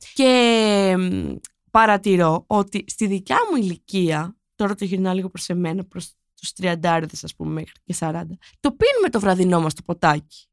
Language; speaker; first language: Greek; native; Greek